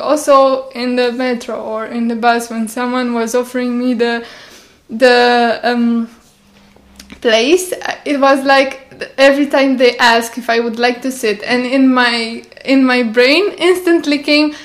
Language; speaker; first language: English; non-native, fluent; Romanian